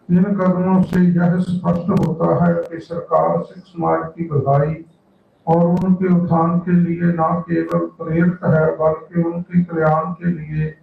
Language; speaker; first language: Hindi; non-native, local second language; Punjabi